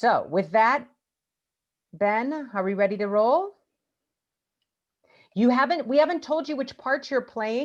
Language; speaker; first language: English; native; English